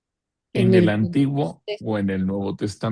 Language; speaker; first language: Spanish; native; Spanish